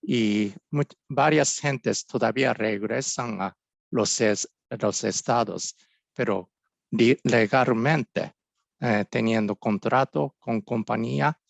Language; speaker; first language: Spanish; non-native, fluent; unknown